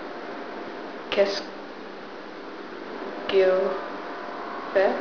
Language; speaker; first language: French; non-native, learner; English